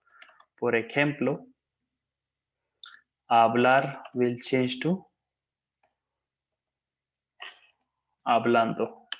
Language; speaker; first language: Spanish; non-native, fluent; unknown